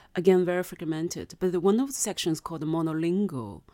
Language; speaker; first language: English; non-native, fluent; Chinese